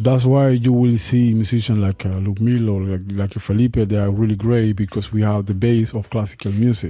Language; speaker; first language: English; non-native, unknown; Spanish